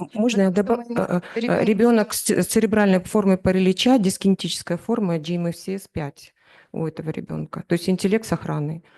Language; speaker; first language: Russian; native; Russian